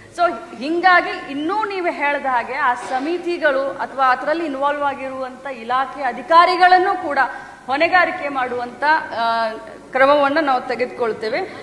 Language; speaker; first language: Kannada; native; Kannada